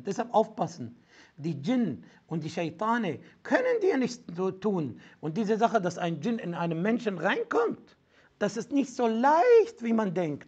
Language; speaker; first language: German; non-native, fluent; Arabic